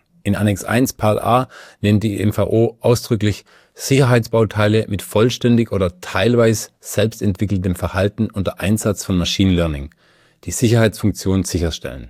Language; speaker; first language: German; native; German